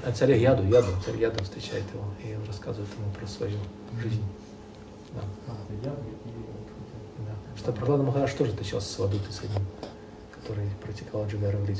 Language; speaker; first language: Russian; native; Russian